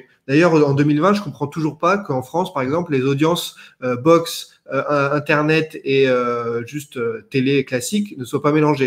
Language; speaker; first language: French; native; French